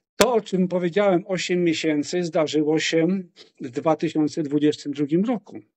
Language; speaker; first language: Polish; native; Polish